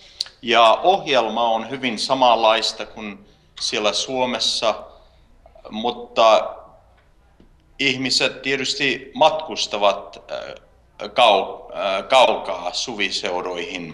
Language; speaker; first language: Finnish; early bilingual, heritage; Finnish